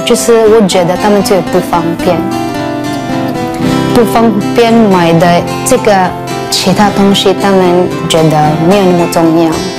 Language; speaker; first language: Chinese; non-native, fluent; Cebuano